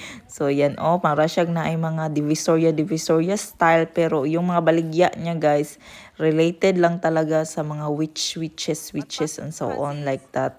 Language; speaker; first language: Filipino; non-native, local second language; Cebuano